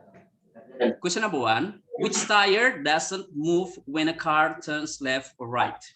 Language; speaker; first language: English; non-native, fluent; Indonesian